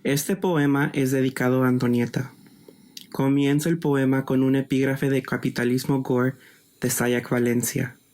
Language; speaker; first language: Spanish; early bilingual, other home language; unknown